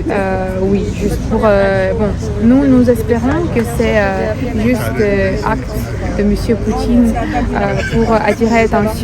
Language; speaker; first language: French; non-native, learner; Ukrainian